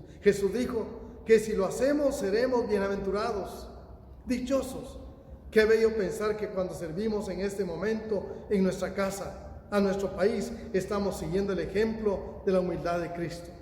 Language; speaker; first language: Spanish; native; Spanish